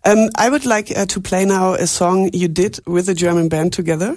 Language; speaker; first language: English; non-native, fluent; German